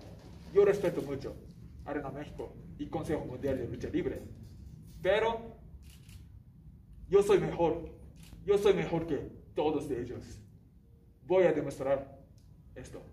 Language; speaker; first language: Spanish; non-native, learner; Japanese